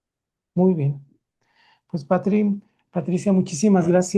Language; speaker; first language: Spanish; native; Spanish